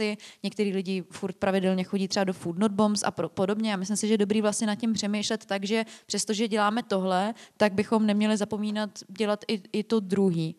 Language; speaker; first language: Czech; native; Czech